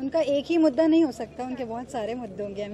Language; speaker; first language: Hindi; native; Hindi